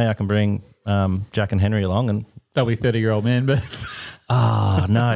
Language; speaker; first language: English; native; English